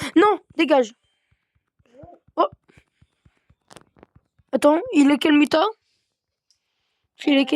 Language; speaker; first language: French; native; French